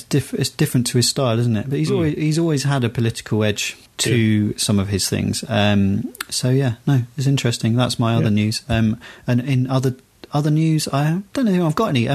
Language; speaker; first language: English; native; English